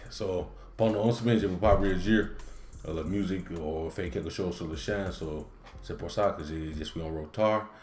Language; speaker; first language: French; non-native, learner; English